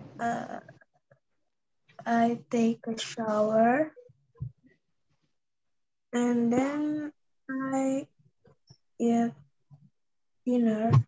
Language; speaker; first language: English; non-native, local second language; Indonesian